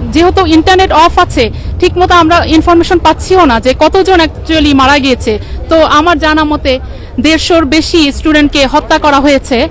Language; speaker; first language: Bangla; native; Bangla